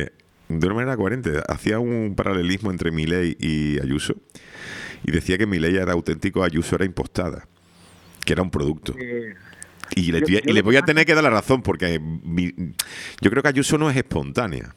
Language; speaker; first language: Spanish; native; Spanish